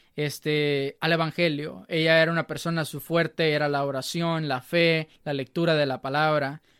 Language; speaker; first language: Spanish; native; Spanish